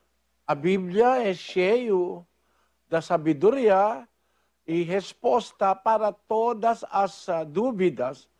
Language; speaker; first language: Portuguese; non-native, fluent; Filipino